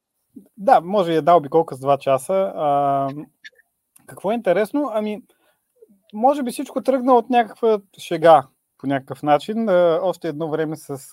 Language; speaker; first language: Bulgarian; native; Bulgarian